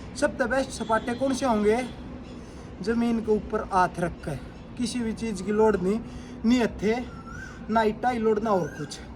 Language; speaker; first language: Hindi; non-native, local second language; Haryanvi